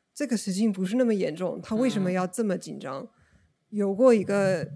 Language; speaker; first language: Chinese; non-native, fluent; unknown